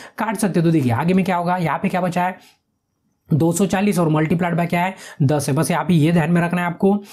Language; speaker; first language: Hindi; non-native, local second language; Marathi